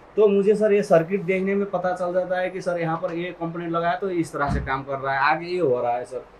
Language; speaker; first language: Hindi; non-native, local second language; Nepali